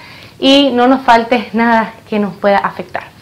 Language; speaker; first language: Spanish; native; Spanish